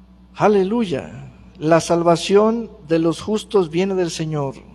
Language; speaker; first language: Spanish; native; Spanish